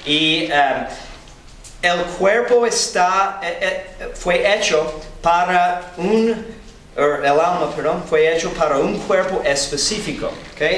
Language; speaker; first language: Spanish; non-native, fluent; English